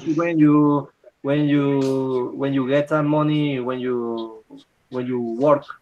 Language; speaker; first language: English; non-native, learner; Spanish